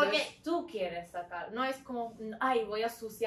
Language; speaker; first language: Spanish; non-native, learner; Turkish